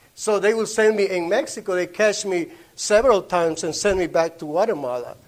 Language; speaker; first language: English; non-native, learner; Spanish